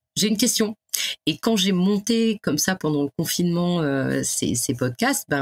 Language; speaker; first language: French; native; French